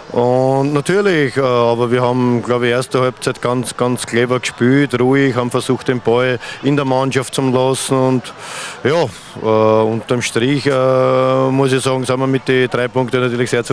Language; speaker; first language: German; native; German